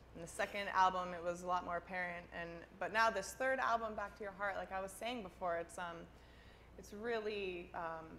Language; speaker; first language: English; native; English